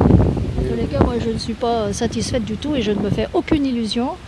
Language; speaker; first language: French; native; French